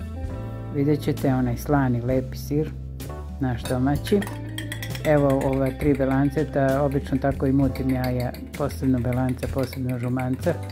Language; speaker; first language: Serbian; native; Serbian